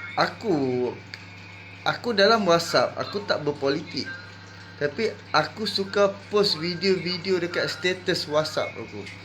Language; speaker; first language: Malay; native; Malay